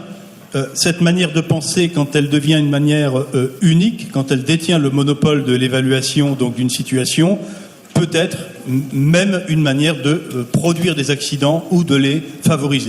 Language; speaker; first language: French; native; French